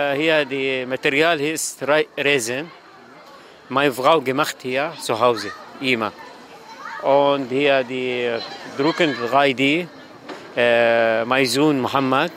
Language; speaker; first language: German; non-native, learner; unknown